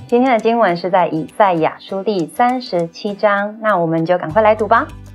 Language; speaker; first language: Chinese; native; Chinese